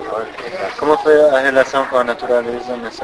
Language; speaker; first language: Spanish; non-native, fluent; English